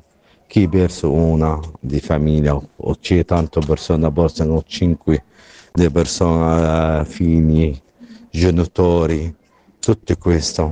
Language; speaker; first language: Italian; non-native, learner; Arabic